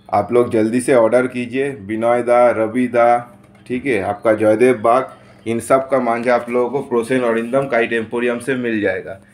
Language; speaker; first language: Hindi; non-native, local second language; Bangla